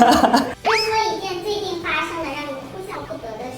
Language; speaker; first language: Chinese; native; Chinese